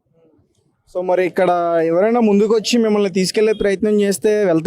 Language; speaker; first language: Telugu; native; Telugu